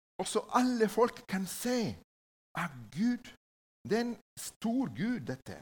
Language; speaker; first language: Norwegian; non-native, learner; Spanish